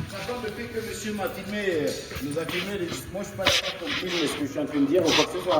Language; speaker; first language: French; native; French